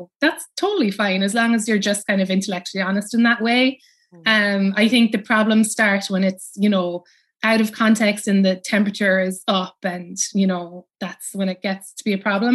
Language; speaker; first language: English; native; English